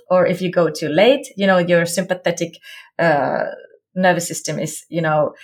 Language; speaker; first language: English; non-native, fluent; Finnish